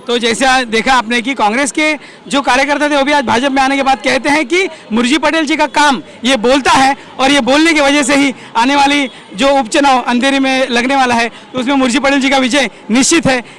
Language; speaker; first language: Hindi; non-native, local second language; Marathi